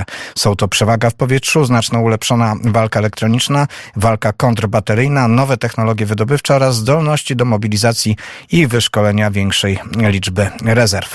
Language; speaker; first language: Polish; native; Polish